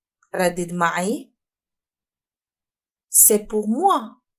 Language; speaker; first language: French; non-native, fluent; Arabic